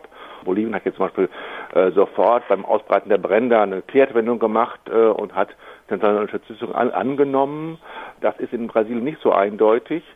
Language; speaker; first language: German; native; German